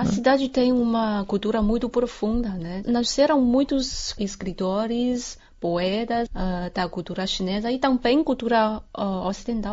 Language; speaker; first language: Portuguese; non-native, fluent; Chinese